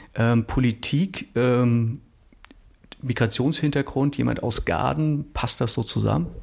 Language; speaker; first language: German; native; German